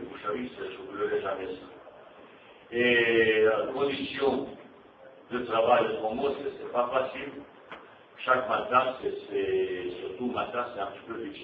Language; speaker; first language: French; non-native, fluent; Bosnian